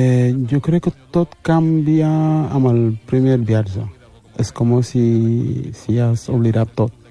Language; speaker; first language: Catalan; early bilingual, other home language; Wolof